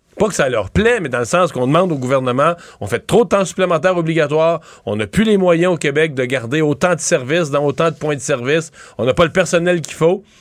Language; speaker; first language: French; native; French